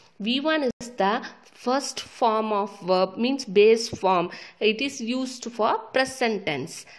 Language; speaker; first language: English; non-native, local second language; Tamil